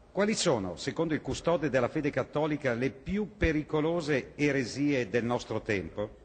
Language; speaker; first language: Italian; native; Italian